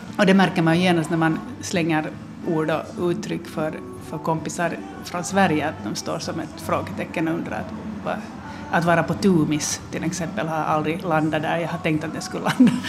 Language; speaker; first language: Swedish; native; Swedish